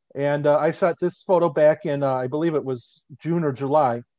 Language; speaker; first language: English; native; English